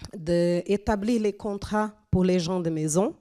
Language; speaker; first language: French; non-native, fluent; Portuguese